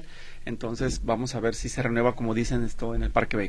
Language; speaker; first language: Spanish; native; Spanish